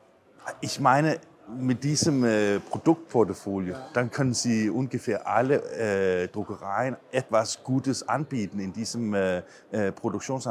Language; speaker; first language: German; non-native, learner; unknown